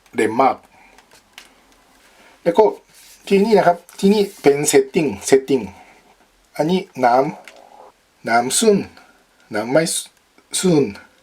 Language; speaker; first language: Thai; non-native, learner; Japanese